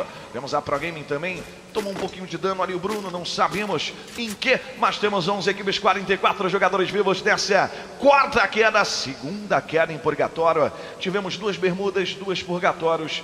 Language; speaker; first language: Portuguese; native; Portuguese